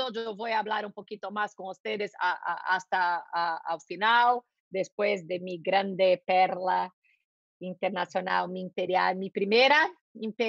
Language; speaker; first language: Spanish; non-native, learner; Portuguese